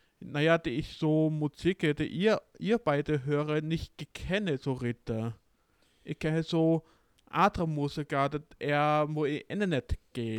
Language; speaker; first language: German; non-native, learner; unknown